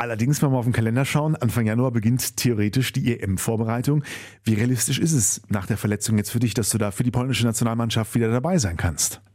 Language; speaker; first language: German; native; German